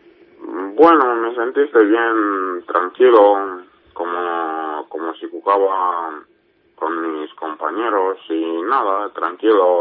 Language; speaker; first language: Spanish; non-native, learner; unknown